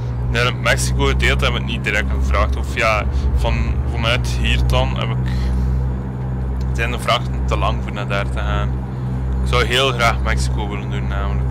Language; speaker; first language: Dutch; native; Dutch